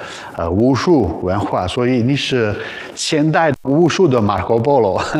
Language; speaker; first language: Chinese; non-native, learner; Italian